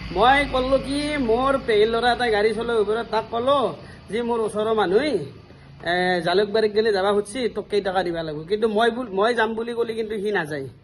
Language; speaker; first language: Assamese; native; Assamese